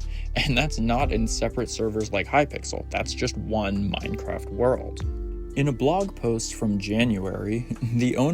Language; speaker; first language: English; native; English